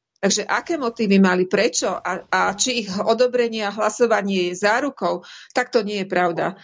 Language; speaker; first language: Slovak; native; Slovak